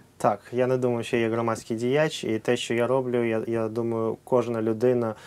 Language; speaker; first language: Ukrainian; non-native, local second language; Russian